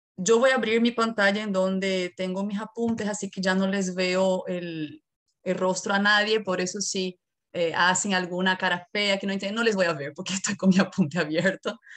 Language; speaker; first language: Spanish; non-native, fluent; Portuguese